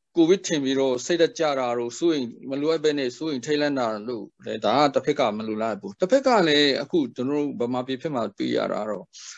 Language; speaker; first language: Burmese; non-native, local second language; Tedim Chin